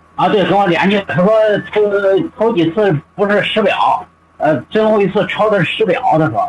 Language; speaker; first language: Chinese; native; Chinese